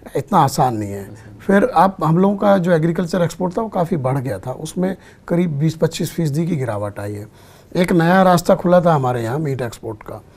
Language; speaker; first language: Hindi; native; Hindi